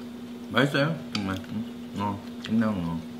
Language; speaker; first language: Vietnamese; non-native, learner; Korean